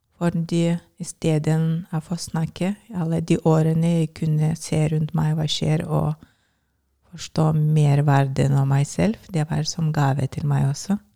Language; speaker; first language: Norwegian; non-native, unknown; Lithuanian